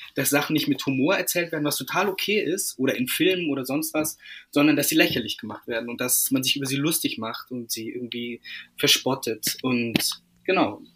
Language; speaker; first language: German; native; German